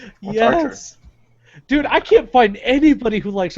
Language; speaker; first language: English; native; English